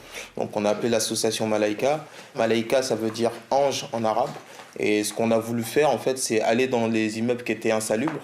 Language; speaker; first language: French; early bilingual, other home language; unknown